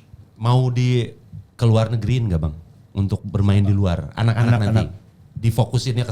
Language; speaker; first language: Indonesian; native; Indonesian